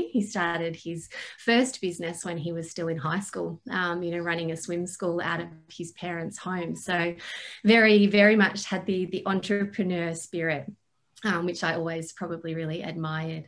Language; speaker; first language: English; native; English